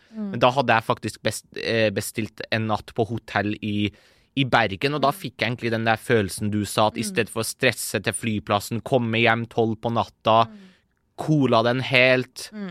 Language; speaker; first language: Norwegian; native; Norwegian